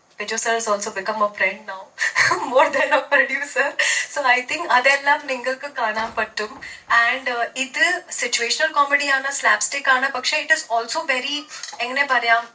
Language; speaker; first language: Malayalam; non-native, local second language; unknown